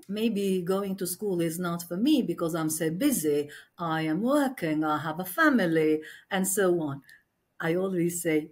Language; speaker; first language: English; non-native, fluent; Albanian